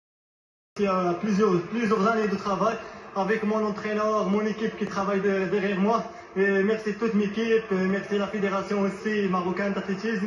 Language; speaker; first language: French; non-native, learner; Arabic